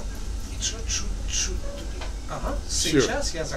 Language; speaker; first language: Russian; non-native, fluent; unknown